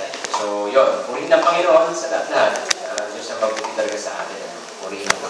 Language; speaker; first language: Filipino; native; Filipino